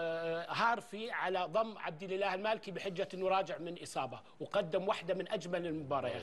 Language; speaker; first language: Arabic; native; Arabic